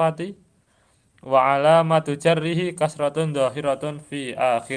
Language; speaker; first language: Arabic; non-native, learner; Indonesian